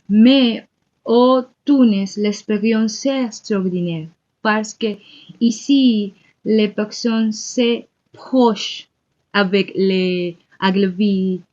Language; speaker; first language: French; non-native, learner; Spanish